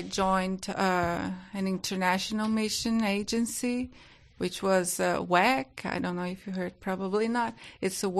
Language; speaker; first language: English; non-native, fluent; Portuguese